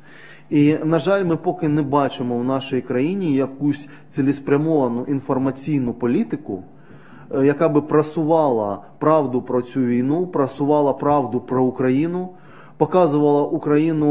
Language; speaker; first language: Ukrainian; native; Ukrainian